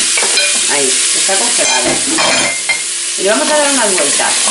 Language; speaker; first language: Spanish; native; Spanish